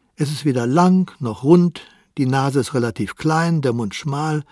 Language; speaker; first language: German; native; German